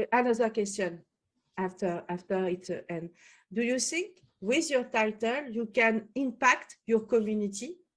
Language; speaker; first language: English; non-native, learner; French